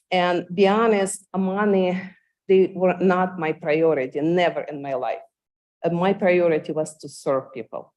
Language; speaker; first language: English; non-native, fluent; Ukrainian